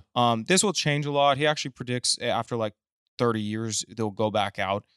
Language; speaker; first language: English; native; English